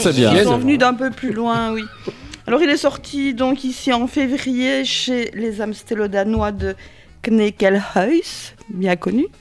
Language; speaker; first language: French; native; French